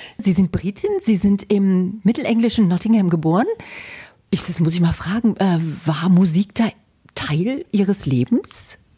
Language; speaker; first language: German; native; German